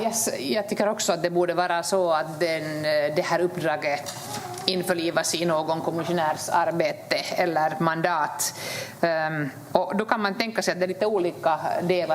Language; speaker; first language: Swedish; native; Swedish